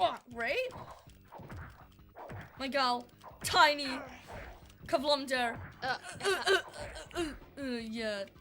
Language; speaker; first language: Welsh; non-native, local second language; English